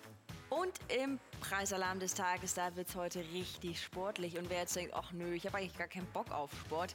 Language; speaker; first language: German; native; German